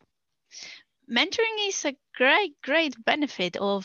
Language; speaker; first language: English; non-native, fluent; Spanish